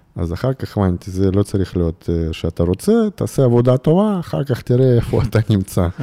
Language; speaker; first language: Hebrew; non-native, fluent; Russian